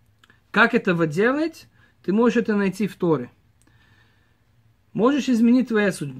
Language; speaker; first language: Russian; early bilingual, heritage; Hebrew